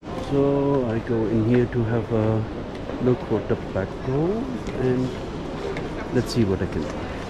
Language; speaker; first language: English; non-native, fluent; German